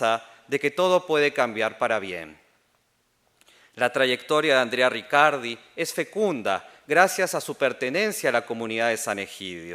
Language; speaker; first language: Spanish; native; Spanish